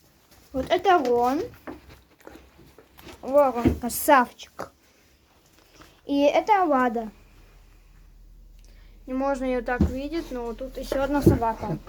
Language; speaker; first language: Russian; early bilingual, heritage; Russian